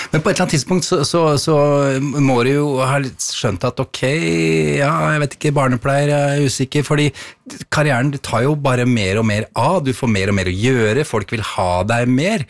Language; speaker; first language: Norwegian; native; Norwegian